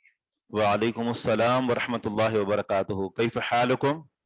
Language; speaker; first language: Arabic; non-native, fluent; Urdu